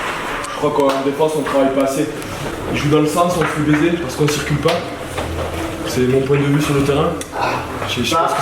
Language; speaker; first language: French; native; French